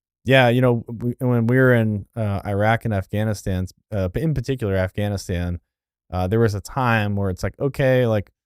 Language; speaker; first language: English; native; English